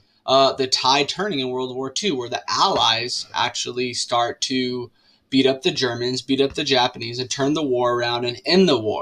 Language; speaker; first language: English; native; English